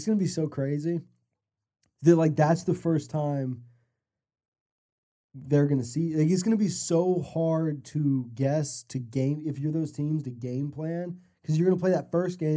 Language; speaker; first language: English; native; English